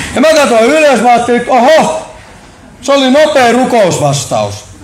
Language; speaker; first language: Finnish; native; Finnish